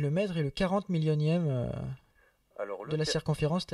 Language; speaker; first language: French; native; French